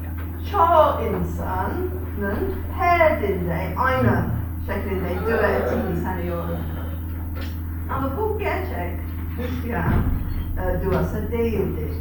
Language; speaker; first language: Turkish; non-native, fluent; English